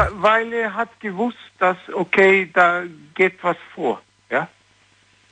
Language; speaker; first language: German; non-native, learner; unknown